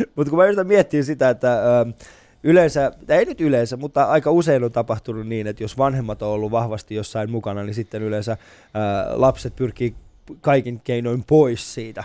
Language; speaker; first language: Finnish; non-native, fluent; Persian